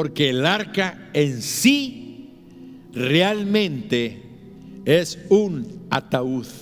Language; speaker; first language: Spanish; native; Spanish